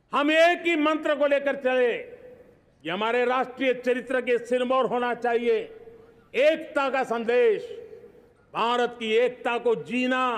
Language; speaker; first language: Hindi; non-native, local second language; Gujarati